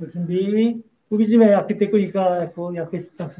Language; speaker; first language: Czech; non-native, learner; Korean